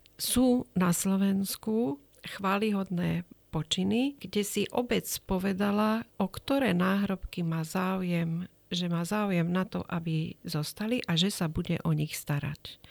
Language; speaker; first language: Slovak; native; Slovak